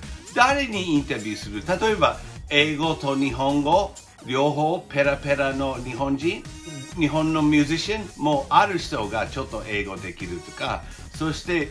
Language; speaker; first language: Japanese; non-native, fluent; English